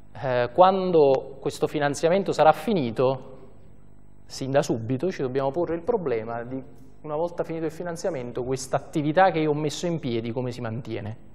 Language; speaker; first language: Italian; native; Italian